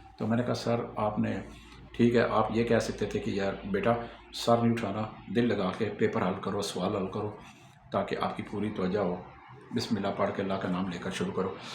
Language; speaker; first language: Urdu; non-native, local second language; Pashto